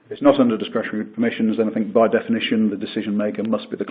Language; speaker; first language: English; native; English